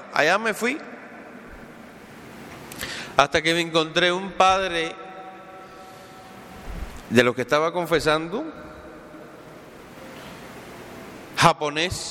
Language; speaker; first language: Spanish; native; Spanish